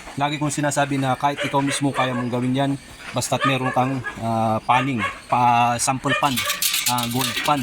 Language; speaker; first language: Filipino; non-native, local second language; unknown